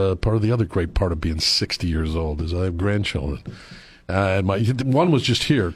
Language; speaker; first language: English; native; English